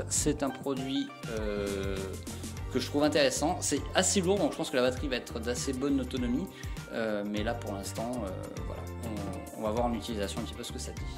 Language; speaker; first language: French; native; French